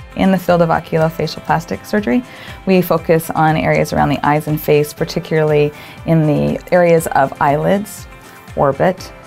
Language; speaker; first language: English; native; English